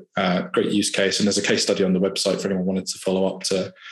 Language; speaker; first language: English; native; English